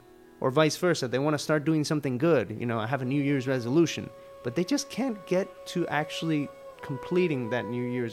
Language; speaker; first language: English; early bilingual, other home language; Spanish